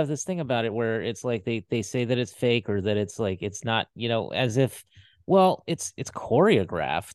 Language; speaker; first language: English; native; English